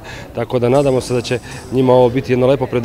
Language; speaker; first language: Serbian; native; Serbian